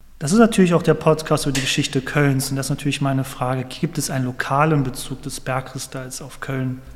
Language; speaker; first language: German; native; German